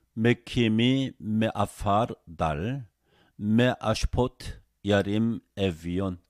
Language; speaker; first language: Hebrew; non-native, fluent; Korean